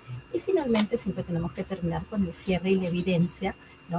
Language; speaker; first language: Spanish; native; Spanish